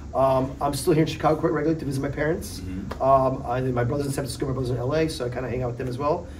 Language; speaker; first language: English; early bilingual, other home language; Polish